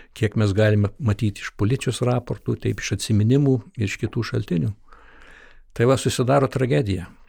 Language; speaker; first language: Lithuanian; early bilingual, heritage; Lithuanian